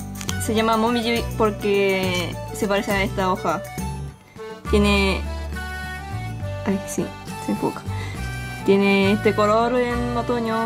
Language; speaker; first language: Spanish; non-native, fluent; Japanese